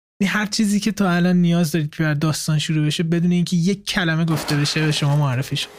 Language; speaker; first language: Persian; native; Persian